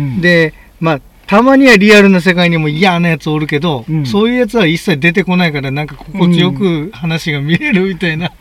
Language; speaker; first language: Japanese; native; Japanese